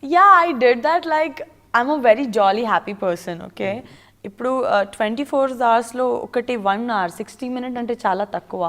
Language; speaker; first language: Telugu; non-native, learner; Gujarati